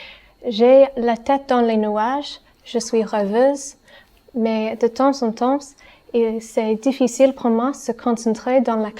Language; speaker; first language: French; non-native, learner; English